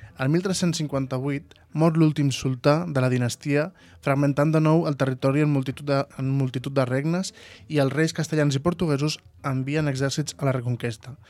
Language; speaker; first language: Catalan; native; Catalan